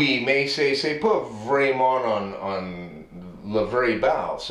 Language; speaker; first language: French; non-native, learner; English